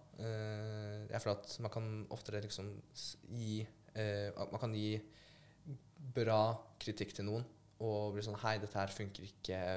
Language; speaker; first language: Norwegian; early bilingual, other home language; Polish